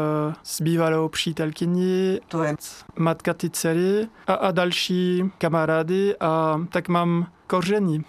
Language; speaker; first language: Czech; non-native, learner; French